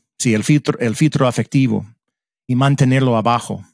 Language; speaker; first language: Spanish; early bilingual, heritage; English